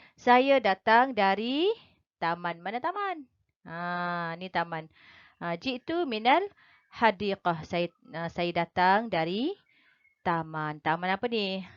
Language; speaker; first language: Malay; native; Malay